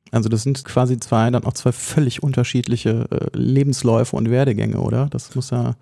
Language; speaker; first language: German; native; German